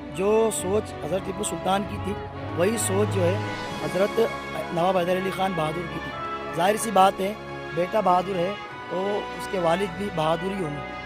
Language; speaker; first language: Urdu; native; Urdu